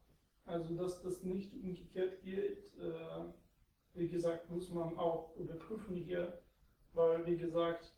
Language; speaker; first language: German; non-native, fluent; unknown